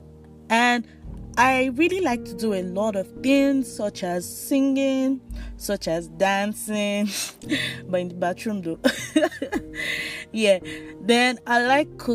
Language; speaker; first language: English; non-native, local second language; Yoruba